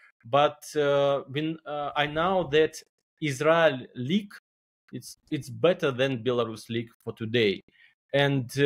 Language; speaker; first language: English; non-native, learner; Belarusian